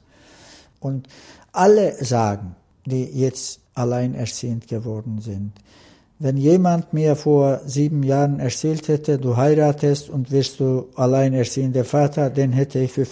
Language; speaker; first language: German; non-native, fluent; Turkish